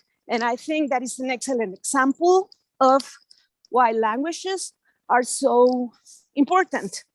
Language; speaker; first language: English; non-native, fluent; Spanish